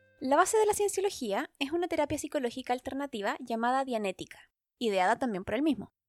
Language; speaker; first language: Spanish; native; Spanish